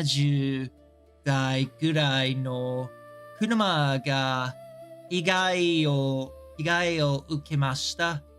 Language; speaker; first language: Japanese; non-native, learner; English